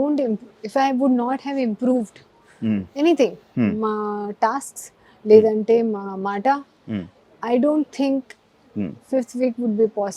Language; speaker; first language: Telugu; non-native, local second language; Hindi